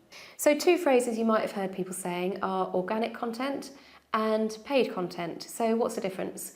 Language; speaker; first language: English; native; English